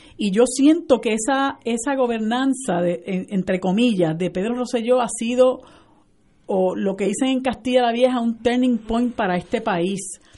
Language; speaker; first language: Spanish; native; Spanish